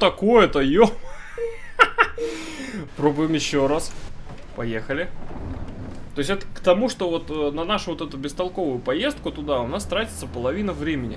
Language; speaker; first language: Russian; native; Russian